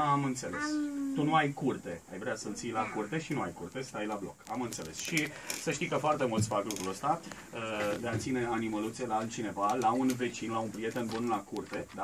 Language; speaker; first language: Romanian; native; Romanian